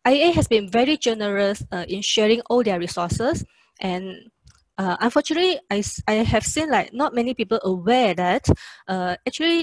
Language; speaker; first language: English; non-native, local second language; Chinese